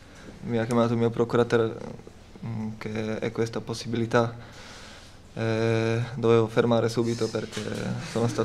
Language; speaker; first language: Italian; non-native, learner; Slovak